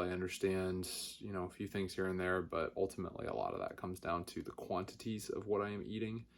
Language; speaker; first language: English; native; English